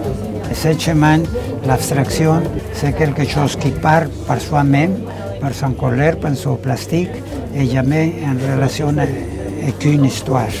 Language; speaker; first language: French; non-native, learner; Spanish